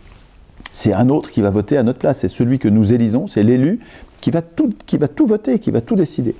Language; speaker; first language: French; native; French